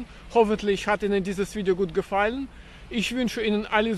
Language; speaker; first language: German; non-native, fluent; Russian